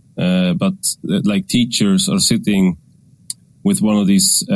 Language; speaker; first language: English; non-native, fluent; Swedish